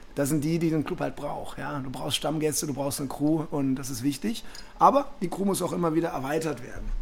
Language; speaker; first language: German; native; German